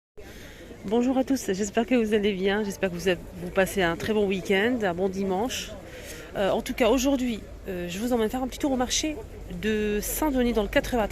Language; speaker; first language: French; native; French